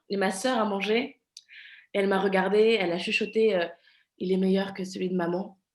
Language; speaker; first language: French; early bilingual, other home language; Vietnamese